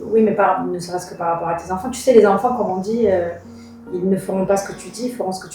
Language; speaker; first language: French; native; French